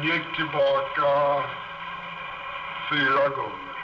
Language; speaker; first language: Swedish; early bilingual, heritage; Swedish